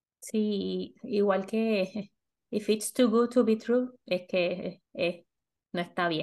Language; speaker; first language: Spanish; native; Spanish